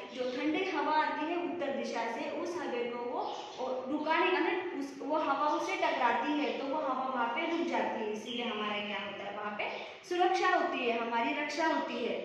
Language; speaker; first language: Hindi; non-native, local second language; Marathi